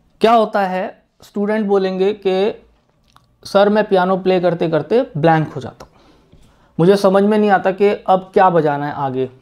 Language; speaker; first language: Hindi; native; Hindi